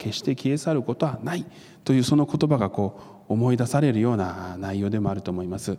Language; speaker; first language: Japanese; non-native, fluent; Korean